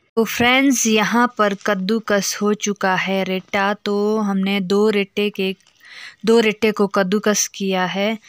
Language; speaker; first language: Hindi; non-native, local second language; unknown